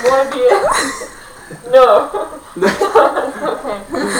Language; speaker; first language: Spanish; non-native, learner; English